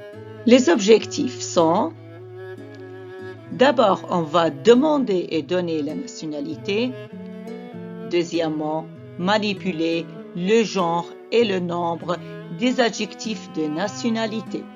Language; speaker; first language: French; non-native, fluent; Arabic